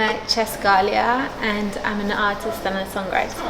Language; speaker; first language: English; non-native, local second language; Maltese